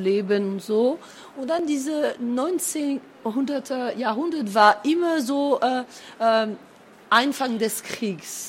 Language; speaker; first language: German; non-native, fluent; French